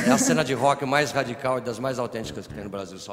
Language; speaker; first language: Portuguese; native; Portuguese